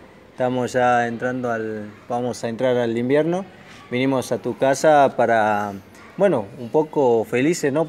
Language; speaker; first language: Spanish; native; Spanish